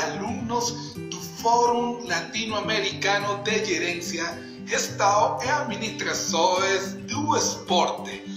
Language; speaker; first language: Portuguese; non-native, learner; Spanish